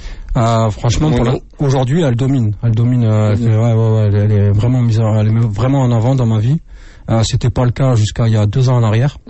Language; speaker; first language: French; native; French